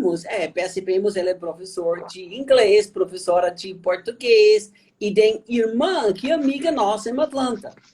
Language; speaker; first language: Portuguese; non-native, fluent; German